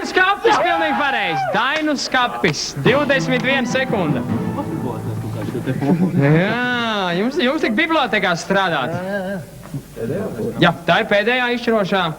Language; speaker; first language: Latvian; native; Latvian